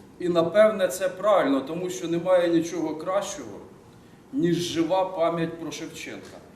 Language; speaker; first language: Ukrainian; native; Ukrainian